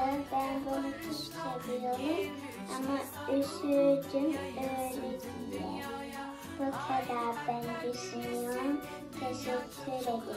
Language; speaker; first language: Turkish; early bilingual, heritage; Turkish